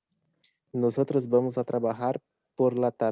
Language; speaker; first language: Spanish; non-native, learner; Portuguese